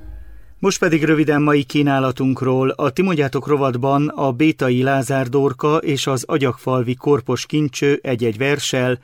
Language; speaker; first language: Hungarian; native; Hungarian